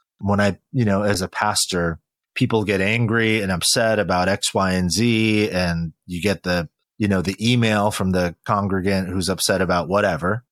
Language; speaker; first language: English; early bilingual, other home language; Korean